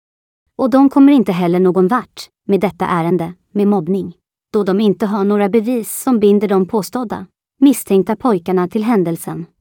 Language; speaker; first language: Swedish; native; Swedish